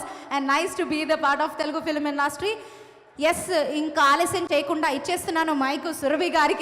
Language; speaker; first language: Telugu; native; Telugu